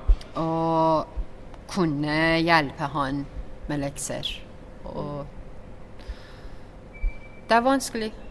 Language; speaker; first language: Norwegian; non-native, learner; Persian